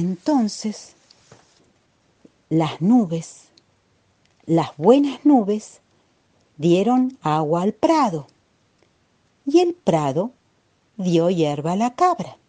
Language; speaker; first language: Spanish; native; Spanish